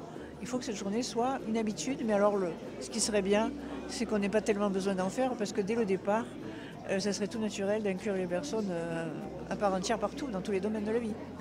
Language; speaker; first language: French; native; French